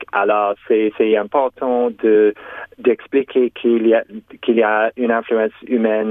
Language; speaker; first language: French; non-native, local second language; English